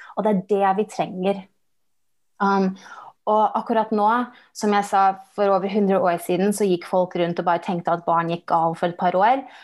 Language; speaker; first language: Norwegian; early bilingual, heritage; English